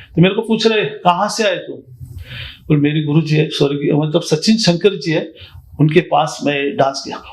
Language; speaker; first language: Hindi; non-native, local second language; Marathi